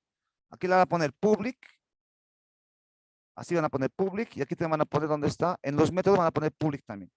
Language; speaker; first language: Spanish; native; Spanish